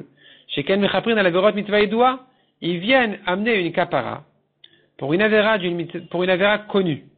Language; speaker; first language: French; native; French